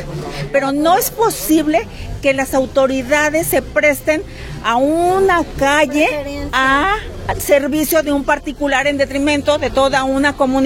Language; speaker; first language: Spanish; native; Spanish